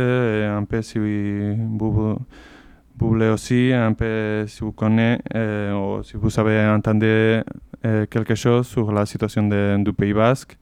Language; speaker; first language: French; non-native, learner; Basque